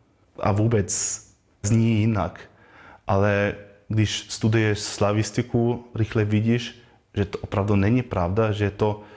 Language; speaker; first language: Czech; non-native, fluent; Croatian